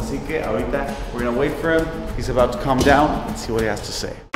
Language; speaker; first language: English; non-native, fluent; Spanish